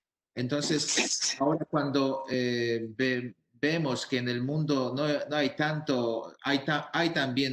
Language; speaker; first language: Spanish; non-native, fluent; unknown